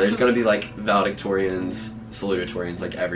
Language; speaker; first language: English; native; English